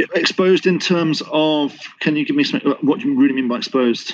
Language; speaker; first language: English; native; English